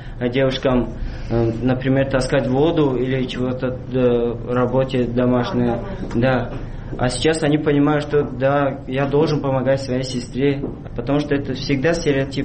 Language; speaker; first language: Russian; non-native, local second language; Kyrgyz